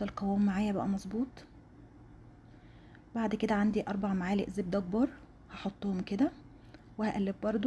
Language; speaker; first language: Arabic; native; Arabic